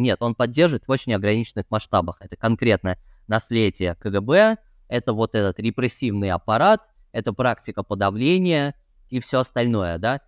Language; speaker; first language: Russian; native; Russian